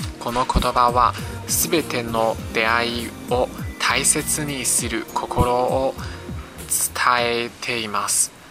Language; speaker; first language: Japanese; non-native, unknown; Chinese